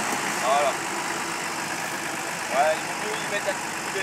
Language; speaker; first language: French; native; French